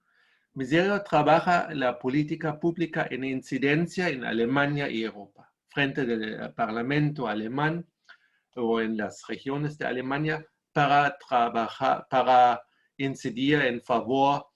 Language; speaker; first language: Spanish; non-native, fluent; German